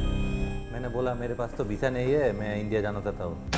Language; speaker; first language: Hindi; non-native, learner; Bangla